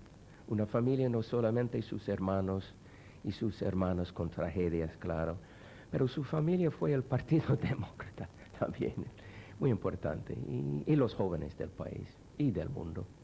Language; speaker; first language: Spanish; non-native, fluent; English